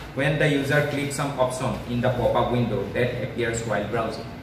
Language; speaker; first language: English; non-native, local second language; Assamese